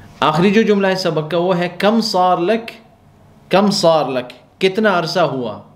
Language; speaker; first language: Urdu; non-native, local second language; Pashto